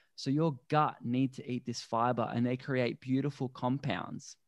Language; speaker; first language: English; native; English